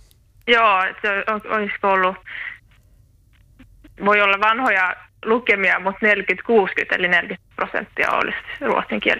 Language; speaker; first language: Finnish; native; Finnish